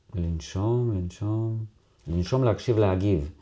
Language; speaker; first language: Hebrew; non-native, fluent; Russian